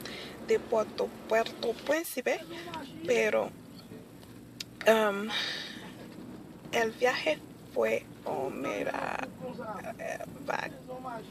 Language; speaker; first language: Spanish; early bilingual, other home language; Haitian Creole